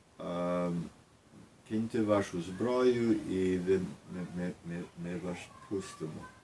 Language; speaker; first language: Ukrainian; early bilingual, heritage; Ukrainian